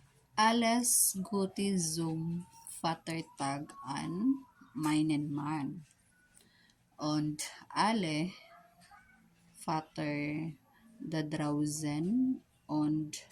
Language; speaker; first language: German; non-native, learner; Filipino